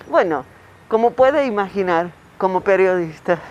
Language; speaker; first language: Spanish; non-native, fluent; English